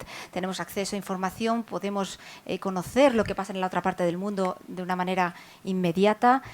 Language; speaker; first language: Spanish; native; Spanish